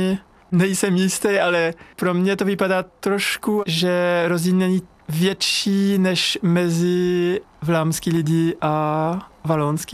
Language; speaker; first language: Czech; non-native, learner; French